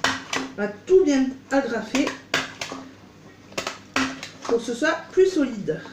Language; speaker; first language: French; native; French